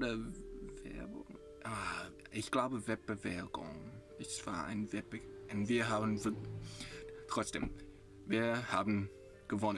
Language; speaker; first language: German; non-native, learner; English